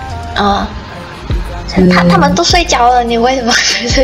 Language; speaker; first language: Chinese; non-native, fluent; Vietnamese